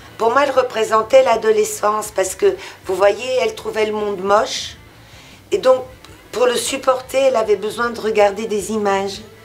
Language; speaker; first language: French; early bilingual, other home language; Portuguese